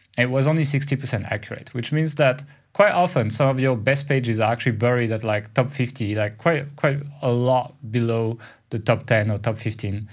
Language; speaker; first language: English; non-native, fluent; French